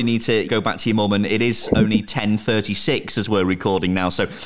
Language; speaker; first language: English; native; English